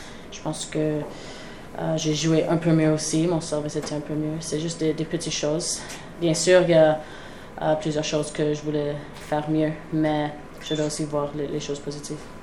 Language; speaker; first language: French; non-native, local second language; English